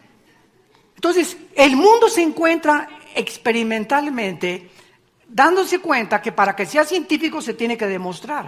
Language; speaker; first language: Spanish; native; Spanish